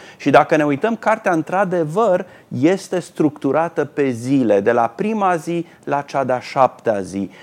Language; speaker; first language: Romanian; native; Romanian